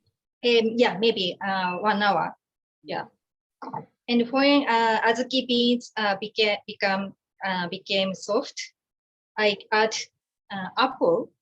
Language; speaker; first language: English; non-native, learner; Japanese